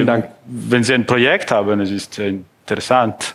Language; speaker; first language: German; non-native, fluent; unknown